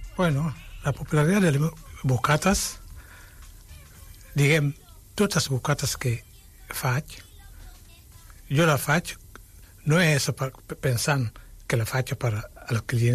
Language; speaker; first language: Catalan; non-native, fluent; Wolof